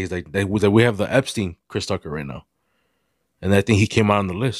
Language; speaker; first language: English; early bilingual, other home language; Spanish